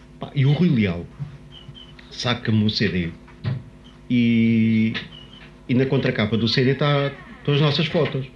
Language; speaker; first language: Portuguese; native; Portuguese